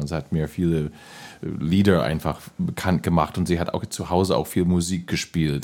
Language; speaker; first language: German; non-native, fluent; English